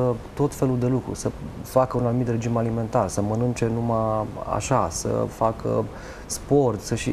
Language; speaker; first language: Romanian; native; Romanian